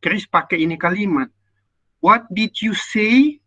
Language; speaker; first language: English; non-native, fluent; Indonesian